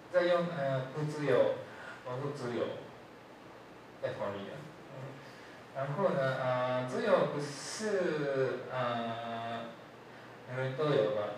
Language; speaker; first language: Chinese; non-native, learner; Japanese